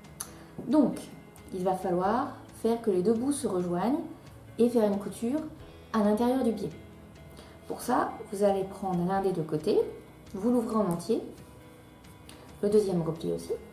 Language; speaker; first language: French; native; French